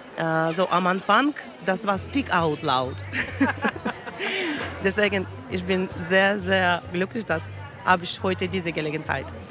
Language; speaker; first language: German; non-native, learner; Russian